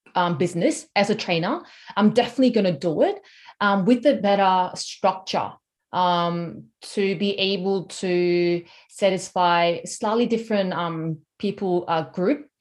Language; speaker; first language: English; non-native, fluent; Korean